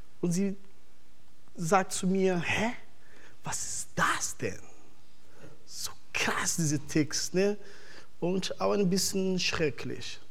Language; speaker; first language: German; non-native, fluent; Portuguese